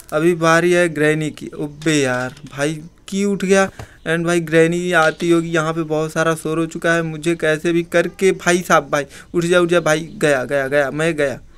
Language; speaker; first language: Hindi; native; Hindi